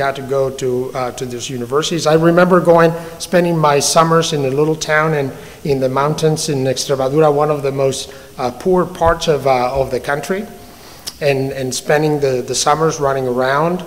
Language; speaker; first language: English; non-native, fluent; Spanish